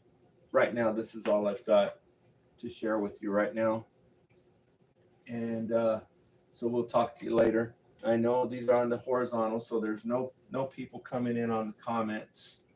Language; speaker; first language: English; native; English